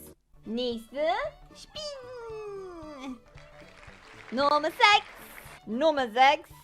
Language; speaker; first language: German; non-native, learner; English